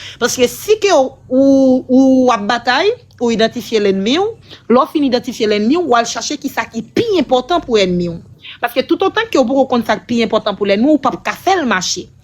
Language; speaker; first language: Haitian Creole; native; Haitian Creole